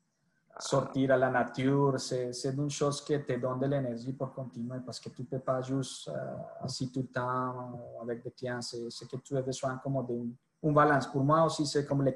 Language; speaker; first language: French; non-native, fluent; Spanish